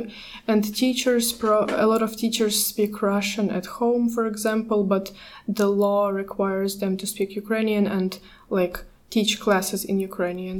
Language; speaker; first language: English; non-native, fluent; Ukrainian